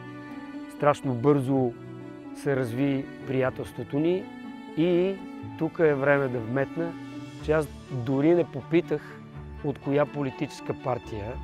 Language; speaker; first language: Bulgarian; native; Bulgarian